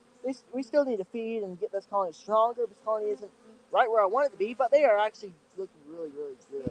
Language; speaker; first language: English; native; English